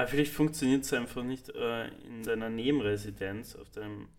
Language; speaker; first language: German; native; German